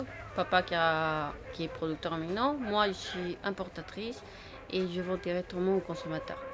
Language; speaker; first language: French; non-native, fluent; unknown